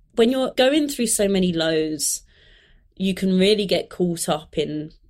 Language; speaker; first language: English; native; English